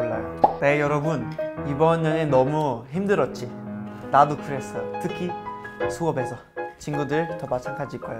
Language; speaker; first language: Korean; non-native, learner; Portuguese